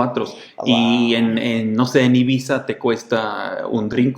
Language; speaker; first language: Spanish; non-native, fluent; German